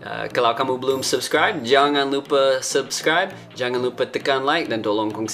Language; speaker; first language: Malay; non-native, fluent; English